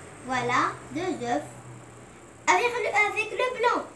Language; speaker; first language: French; non-native, local second language; Arabic